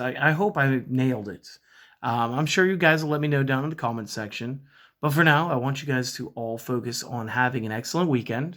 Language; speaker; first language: English; native; English